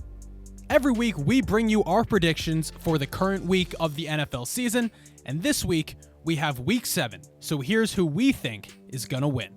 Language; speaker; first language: English; native; English